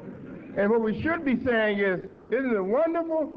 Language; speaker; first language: English; native; English